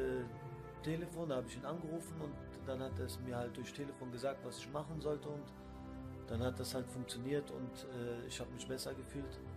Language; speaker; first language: German; early bilingual, other home language; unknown